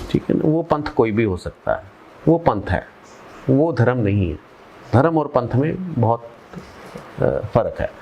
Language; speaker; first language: Hindi; non-native, local second language; Punjabi